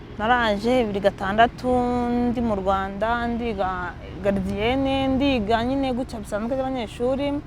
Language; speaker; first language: Kinyarwanda; early bilingual, heritage; Kinyarwanda